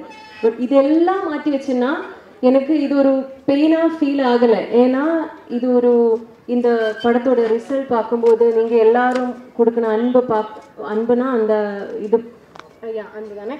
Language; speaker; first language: Tamil; non-native, learner; Malayalam